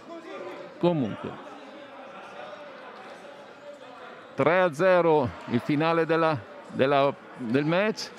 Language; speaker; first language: Italian; native; Italian